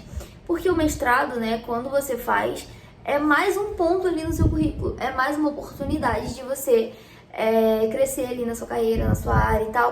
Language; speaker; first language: Portuguese; native; Portuguese